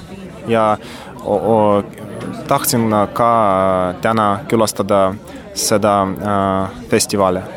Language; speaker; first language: Estonian; non-native, learner; Russian